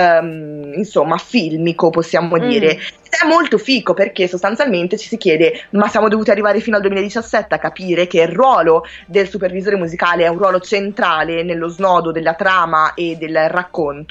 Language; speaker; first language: Italian; native; Italian